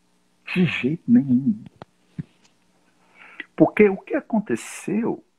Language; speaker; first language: Portuguese; non-native, fluent; English